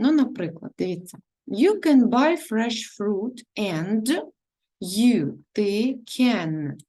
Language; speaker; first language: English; non-native, learner; Ukrainian